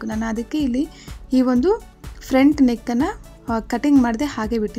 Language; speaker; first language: Kannada; native; Kannada